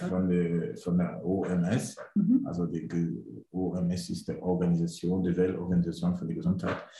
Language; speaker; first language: German; non-native, learner; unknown